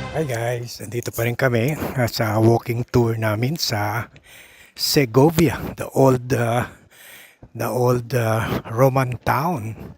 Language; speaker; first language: Filipino; native; Filipino